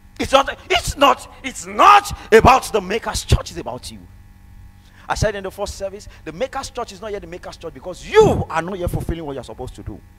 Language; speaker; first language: English; non-native, local second language; Yoruba